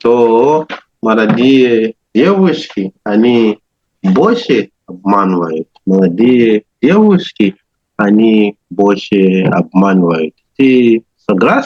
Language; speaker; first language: Russian; non-native, learner; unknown